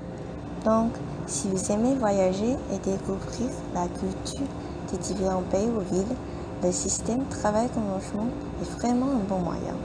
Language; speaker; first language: French; non-native, learner; Chinese